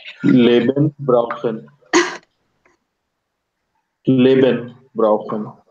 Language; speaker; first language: German; non-native, learner; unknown